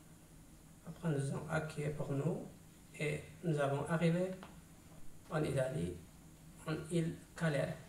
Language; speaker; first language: French; non-native, learner; Tigrinya